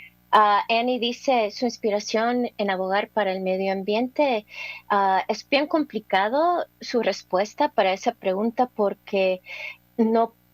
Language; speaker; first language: Spanish; early bilingual, heritage; English